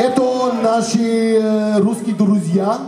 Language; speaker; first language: Russian; non-native, learner; German